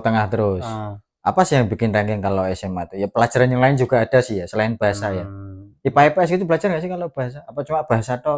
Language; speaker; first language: Indonesian; native; Indonesian